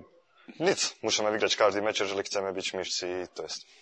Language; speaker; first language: Polish; non-native, fluent; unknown